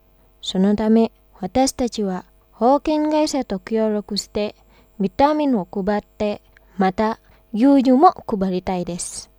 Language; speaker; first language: Japanese; non-native, fluent; Indonesian